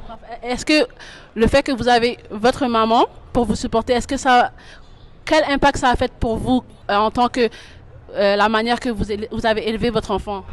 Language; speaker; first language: French; non-native, local second language; English